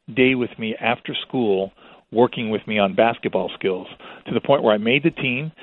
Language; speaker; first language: English; early bilingual, other home language; Spanish